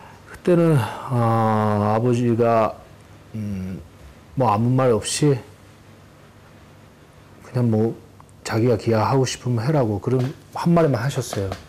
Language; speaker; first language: Korean; non-native, fluent; Japanese